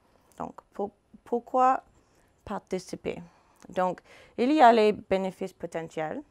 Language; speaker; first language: French; non-native, fluent; English